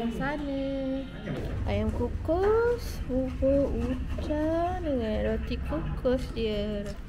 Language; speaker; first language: Malay; native; Malay